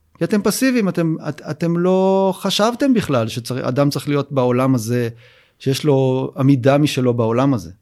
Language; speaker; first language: Hebrew; native; Hebrew